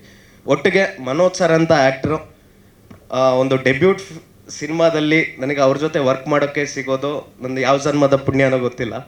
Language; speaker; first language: Kannada; native; Kannada